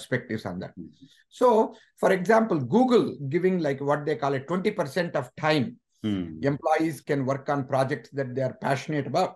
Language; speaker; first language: English; non-native, local second language; Telugu